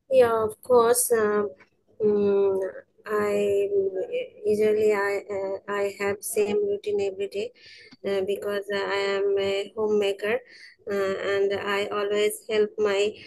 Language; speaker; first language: English; non-native, learner; Bangla